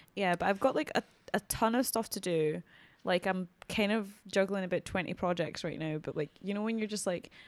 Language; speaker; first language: English; native; English